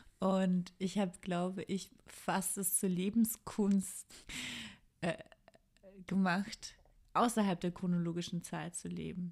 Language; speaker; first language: German; native; German